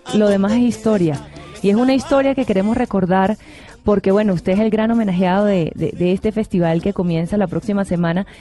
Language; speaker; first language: Spanish; native; Spanish